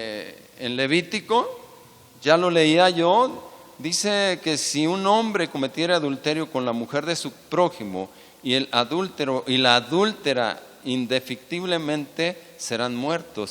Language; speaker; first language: Spanish; native; Spanish